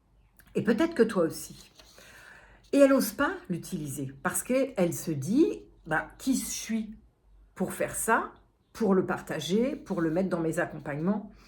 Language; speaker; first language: French; native; French